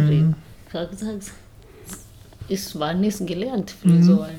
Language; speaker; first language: German; non-native, learner; Swahili